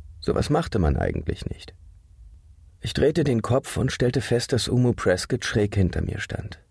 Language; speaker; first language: German; native; German